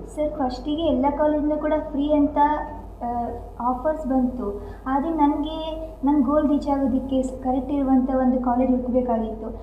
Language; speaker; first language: Kannada; native; Kannada